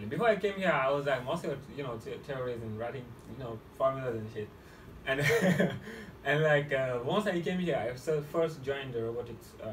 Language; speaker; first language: English; non-native, fluent; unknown